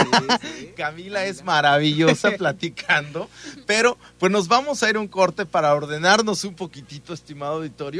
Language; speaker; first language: Spanish; native; Spanish